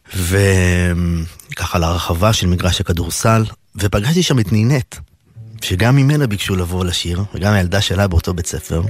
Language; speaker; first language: Hebrew; native; Hebrew